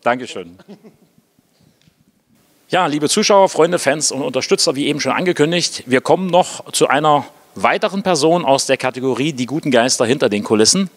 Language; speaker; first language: German; native; German